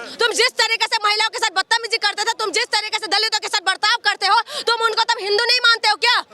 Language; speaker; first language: Hindi; non-native, local second language; Manipuri